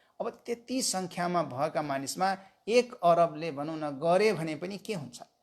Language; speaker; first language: Nepali; non-native, local second language; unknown